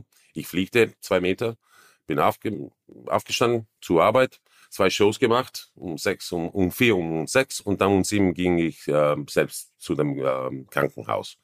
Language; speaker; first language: German; non-native, fluent; Croatian